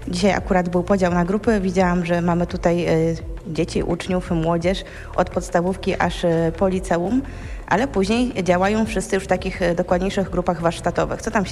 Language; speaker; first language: Polish; native; Polish